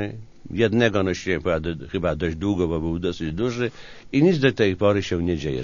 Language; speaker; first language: Polish; native; Polish